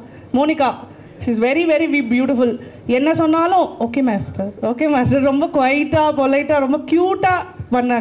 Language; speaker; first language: Tamil; native; Tamil